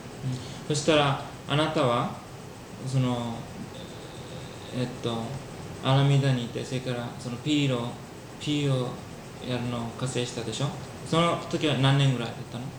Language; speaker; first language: Japanese; early bilingual, heritage; Japanese